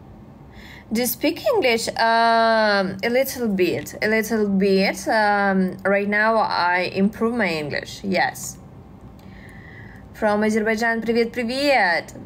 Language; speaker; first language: English; non-native, learner; Russian